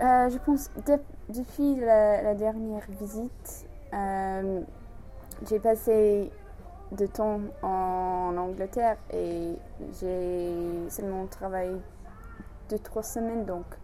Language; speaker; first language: French; non-native, fluent; English